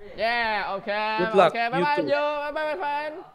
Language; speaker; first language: English; non-native, learner; Vietnamese